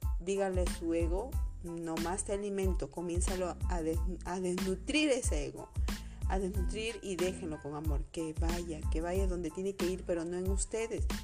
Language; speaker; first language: Spanish; native; Spanish